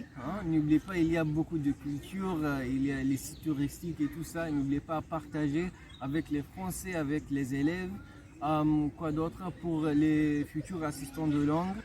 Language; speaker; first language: French; non-native, fluent; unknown